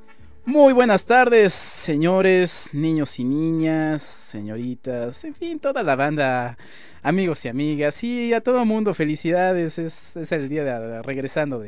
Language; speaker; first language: Spanish; native; Spanish